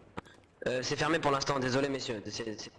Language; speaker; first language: French; native; French